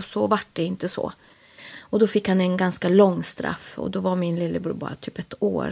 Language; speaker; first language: Swedish; native; Swedish